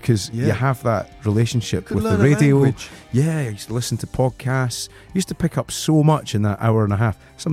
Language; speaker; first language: English; native; English